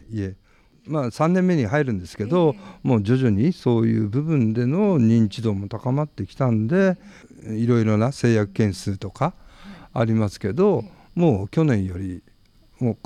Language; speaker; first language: Japanese; native; Japanese